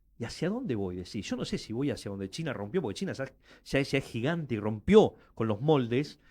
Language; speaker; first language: Spanish; early bilingual, other home language; Chinese